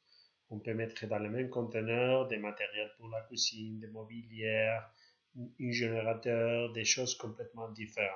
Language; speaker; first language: French; non-native, learner; Spanish